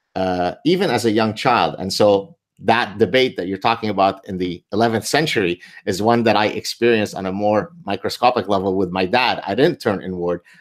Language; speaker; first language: English; early bilingual, other home language; Arabic